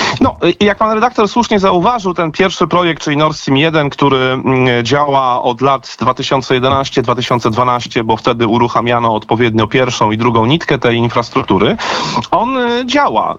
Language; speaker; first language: Polish; native; Polish